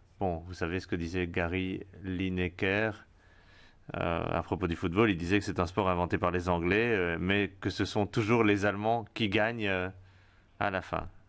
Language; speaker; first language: French; non-native, fluent; Spanish